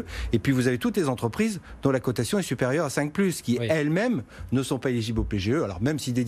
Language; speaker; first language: French; native; French